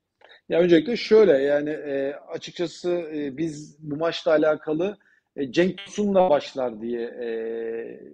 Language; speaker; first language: Turkish; native; Turkish